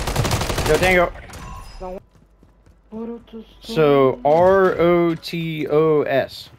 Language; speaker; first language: Spanish; non-native, learner; English